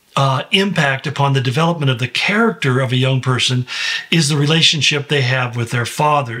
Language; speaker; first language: English; native; English